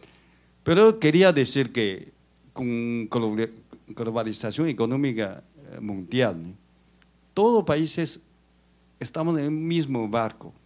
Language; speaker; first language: Portuguese; non-native, learner; Chinese